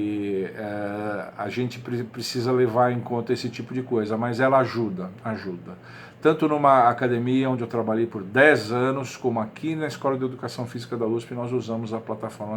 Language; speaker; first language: Portuguese; native; Portuguese